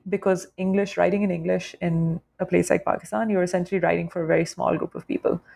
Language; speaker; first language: English; non-native, local second language; Urdu